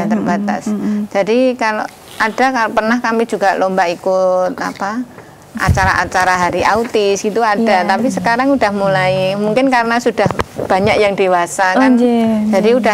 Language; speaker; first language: Indonesian; native; Indonesian